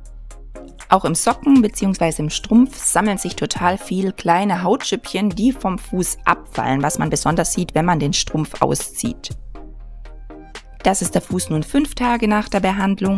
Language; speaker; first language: German; native; German